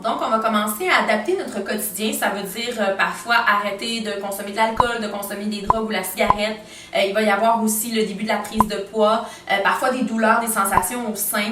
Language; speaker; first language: French; native; French